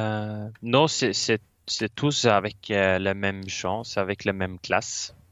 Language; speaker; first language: French; non-native, learner; Swedish